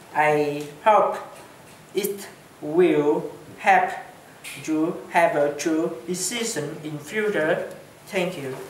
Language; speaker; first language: English; non-native, learner; Chinese